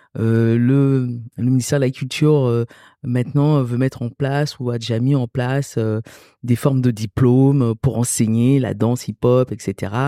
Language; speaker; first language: French; early bilingual, other home language; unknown